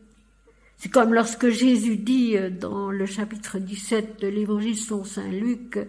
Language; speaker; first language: French; native; French